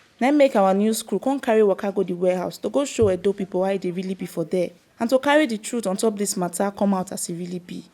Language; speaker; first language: Nigerian Pidgin; native; Nigerian Pidgin